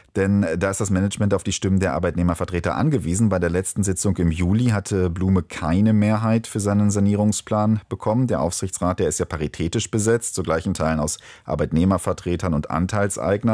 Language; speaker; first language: German; native; German